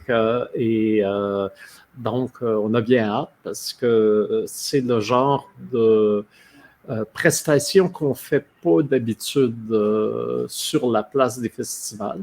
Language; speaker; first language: French; native; French